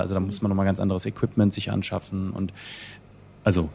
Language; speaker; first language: German; native; German